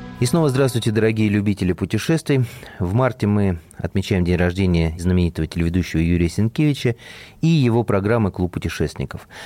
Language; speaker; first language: Russian; native; Russian